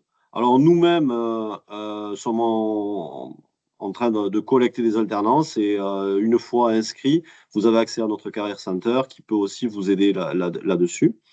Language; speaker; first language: French; native; French